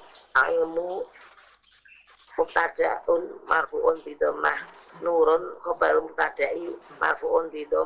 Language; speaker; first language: Arabic; non-native, learner; Indonesian